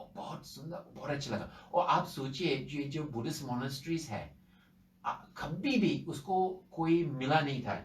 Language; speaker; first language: Hindi; non-native, fluent; English